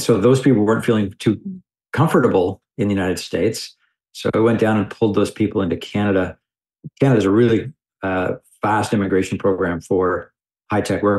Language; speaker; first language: English; native; English